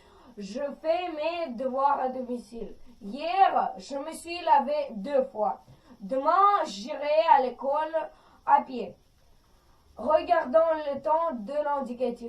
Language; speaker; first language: French; non-native, fluent; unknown